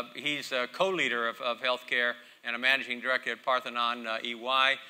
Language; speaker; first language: English; native; English